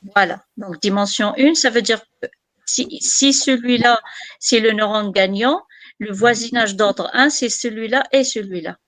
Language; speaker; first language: French; non-native, local second language; Arabic